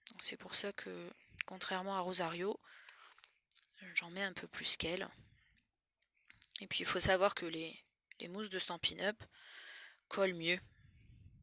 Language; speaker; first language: French; native; French